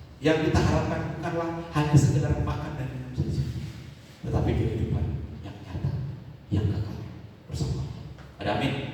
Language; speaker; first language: Indonesian; native; Indonesian